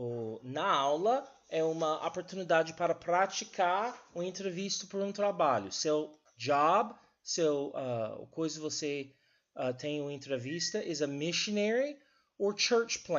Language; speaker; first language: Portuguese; non-native, learner; English